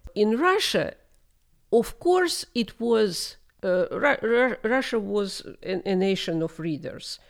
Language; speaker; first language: English; non-native, fluent; Russian